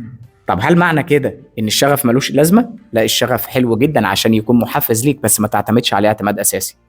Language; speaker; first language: Arabic; native; Arabic